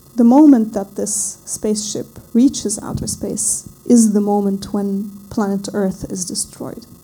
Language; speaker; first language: English; non-native, fluent; Arabic